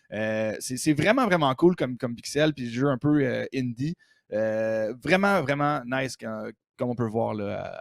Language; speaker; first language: French; native; French